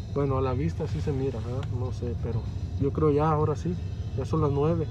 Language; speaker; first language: Spanish; early bilingual, heritage; Spanish